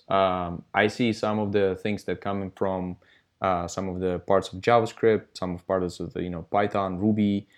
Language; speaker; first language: English; non-native, fluent; Russian